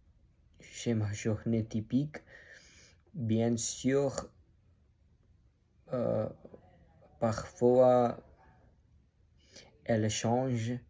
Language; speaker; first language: French; non-native, learner; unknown